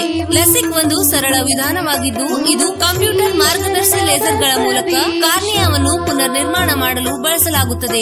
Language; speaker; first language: Kannada; native; Kannada